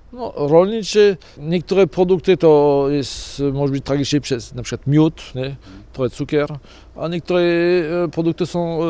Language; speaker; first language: Polish; non-native, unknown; French